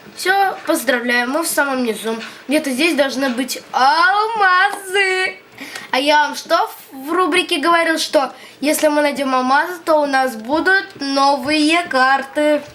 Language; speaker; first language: Russian; native; Russian